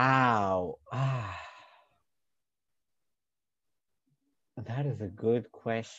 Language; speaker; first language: English; non-native, fluent; Greek